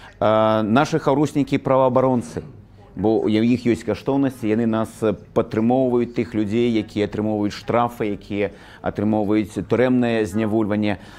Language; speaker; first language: Belarusian; native; Belarusian